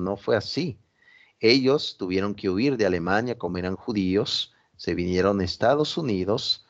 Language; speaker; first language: Spanish; native; Spanish